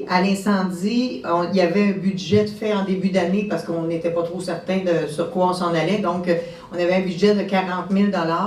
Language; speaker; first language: French; native; French